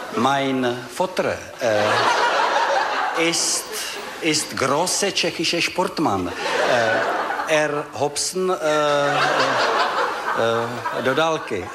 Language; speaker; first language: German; non-native, learner; Czech